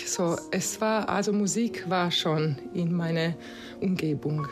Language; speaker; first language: German; non-native, fluent; Croatian